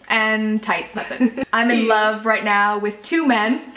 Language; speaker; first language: English; native; English